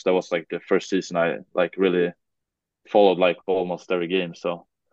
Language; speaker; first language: English; non-native, fluent; Swedish